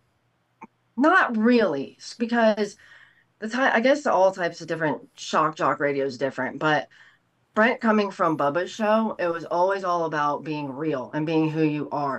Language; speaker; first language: English; native; English